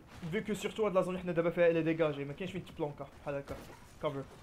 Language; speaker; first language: French; non-native, local second language; Arabic